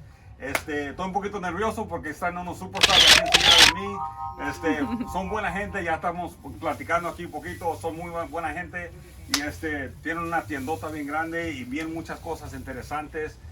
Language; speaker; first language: Spanish; early bilingual, heritage; Spanish